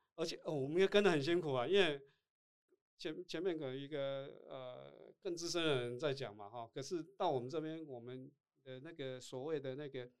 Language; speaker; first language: Chinese; non-native, local second language; Min Nan Chinese